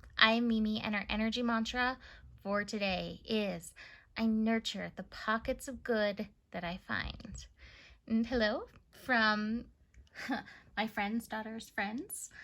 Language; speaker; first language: English; native; English